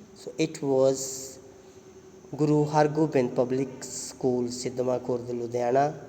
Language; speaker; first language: English; non-native, local second language; Punjabi